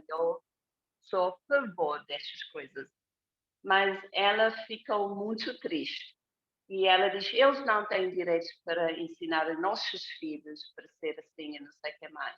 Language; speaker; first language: Portuguese; non-native, fluent; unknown